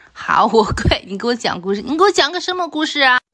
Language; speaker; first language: Chinese; native; Chinese